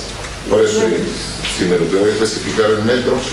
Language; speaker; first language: Spanish; native; Spanish